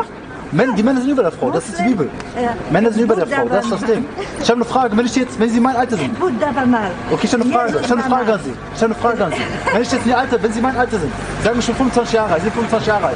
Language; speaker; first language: German; non-native, fluent; English